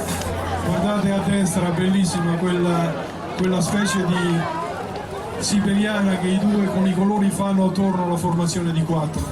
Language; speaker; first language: Italian; native; Italian